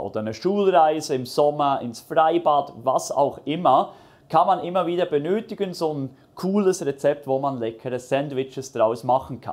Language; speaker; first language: German; native; German